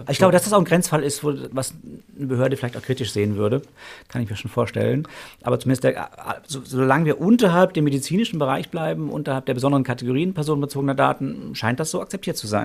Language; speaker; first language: German; native; German